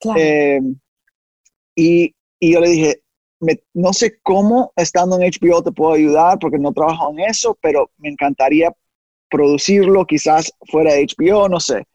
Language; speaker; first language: Spanish; early bilingual, heritage; Spanish